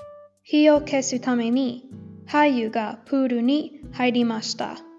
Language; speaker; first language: Japanese; non-native, learner; English